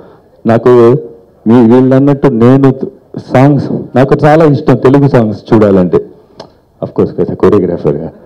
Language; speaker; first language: Telugu; non-native, fluent; Tamil